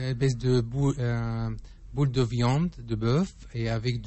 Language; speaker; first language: French; non-native, learner; Arabic